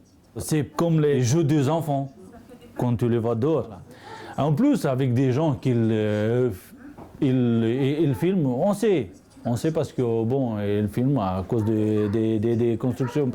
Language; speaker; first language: French; non-native, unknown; Romany